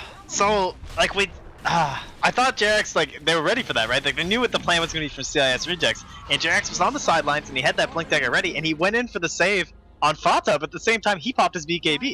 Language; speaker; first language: English; native; English